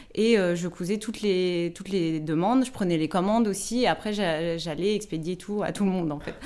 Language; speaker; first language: French; native; French